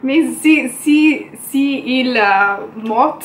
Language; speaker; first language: French; non-native, learner; English